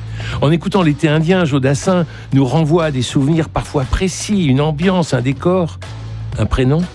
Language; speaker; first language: French; native; French